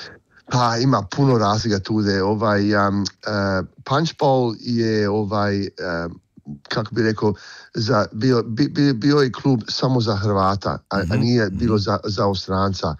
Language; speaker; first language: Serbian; early bilingual, heritage; Croatian